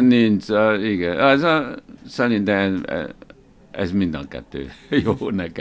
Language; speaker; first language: Hungarian; non-native, learner; Chinese